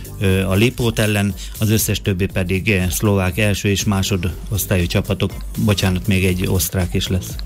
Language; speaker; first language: Hungarian; native; Hungarian